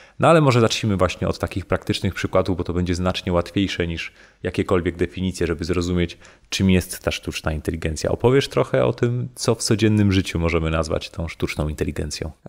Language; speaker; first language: Polish; native; Polish